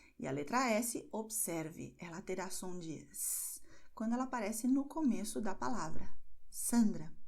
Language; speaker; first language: Portuguese; native; Portuguese